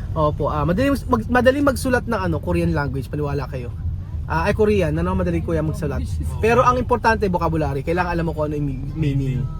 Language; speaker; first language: Filipino; native; Filipino